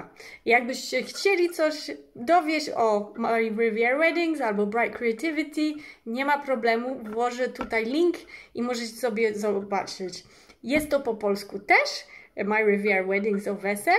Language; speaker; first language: Polish; early bilingual, heritage; English